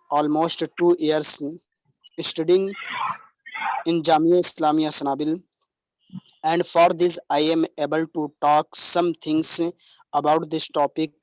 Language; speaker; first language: English; non-native, learner; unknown